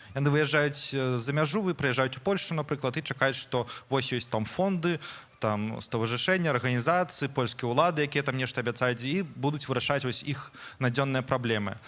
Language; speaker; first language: Belarusian; native; Belarusian